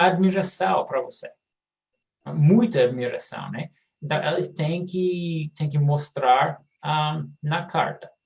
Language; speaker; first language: Portuguese; non-native, fluent; English